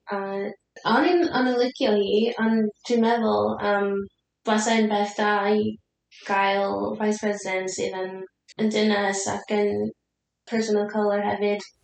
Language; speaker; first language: Welsh; non-native, fluent; English